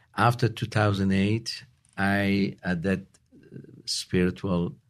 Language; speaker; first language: English; non-native, learner; Italian